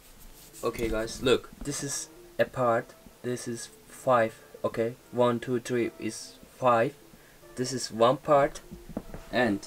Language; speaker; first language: English; non-native, learner; Turkish